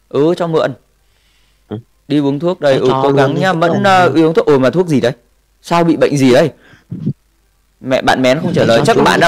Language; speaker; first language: Vietnamese; native; Vietnamese